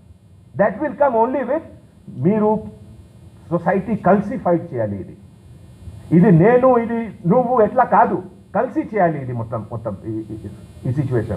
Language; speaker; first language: Telugu; non-native, fluent; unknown